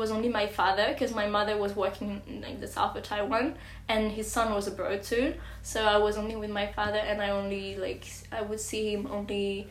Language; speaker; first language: English; non-native, fluent; French